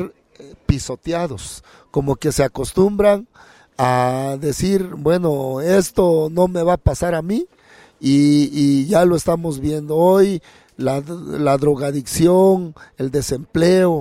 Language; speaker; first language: Spanish; native; Spanish